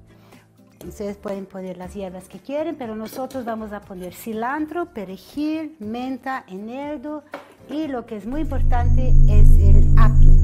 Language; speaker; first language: Spanish; non-native, fluent; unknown